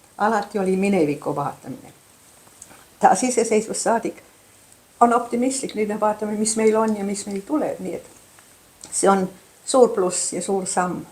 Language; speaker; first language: Estonian; early bilingual, heritage; Estonian